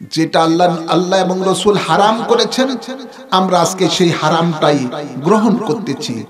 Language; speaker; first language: Bangla; native; Bangla